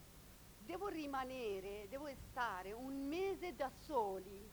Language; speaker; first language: Italian; non-native, learner; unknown